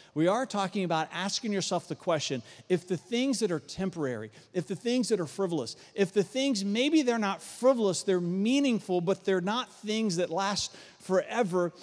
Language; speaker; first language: English; native; English